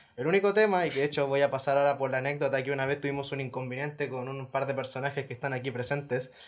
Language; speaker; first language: Spanish; native; Spanish